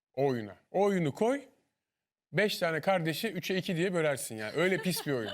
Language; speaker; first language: Turkish; native; Turkish